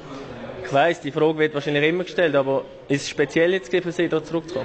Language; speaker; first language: German; native; German